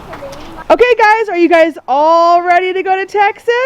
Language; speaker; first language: English; native; English